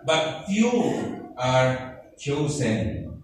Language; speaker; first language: English; non-native, local second language; Filipino